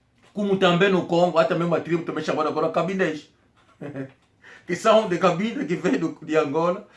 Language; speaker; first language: Portuguese; non-native, local second language; Kongo